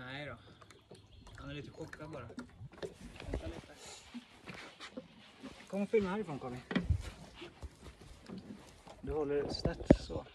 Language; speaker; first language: Swedish; native; Swedish